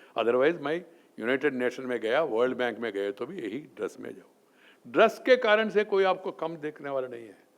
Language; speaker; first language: Hindi; non-native, local second language; Telugu